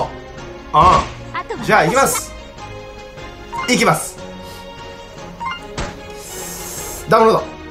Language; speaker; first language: Japanese; native; Japanese